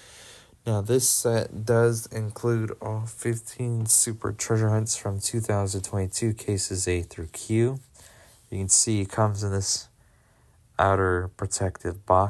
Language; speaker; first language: English; native; English